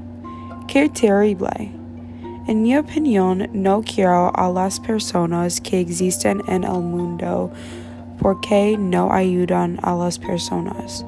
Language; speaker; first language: Spanish; non-native, learner; English